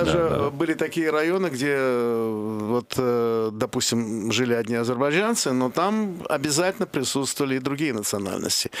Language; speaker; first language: Russian; non-native, local second language; Azerbaijani